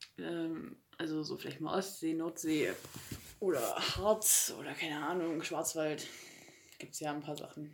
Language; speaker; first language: German; native; German